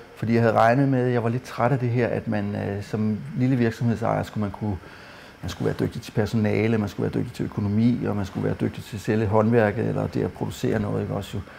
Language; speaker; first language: Danish; native; Danish